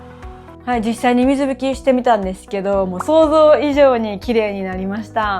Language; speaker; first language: Japanese; native; Japanese